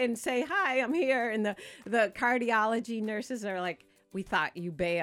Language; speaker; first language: English; native; English